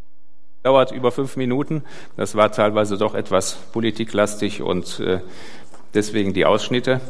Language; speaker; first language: German; native; German